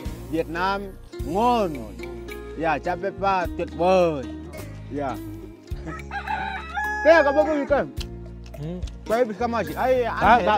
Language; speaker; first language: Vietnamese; non-native, learner; Portuguese